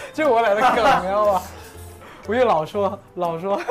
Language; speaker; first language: Chinese; native; Chinese